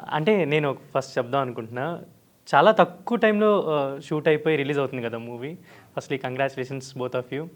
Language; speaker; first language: Telugu; native; Telugu